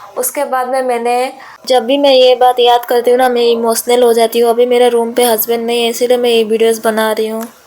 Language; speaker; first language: Hindi; non-native, local second language; Sadri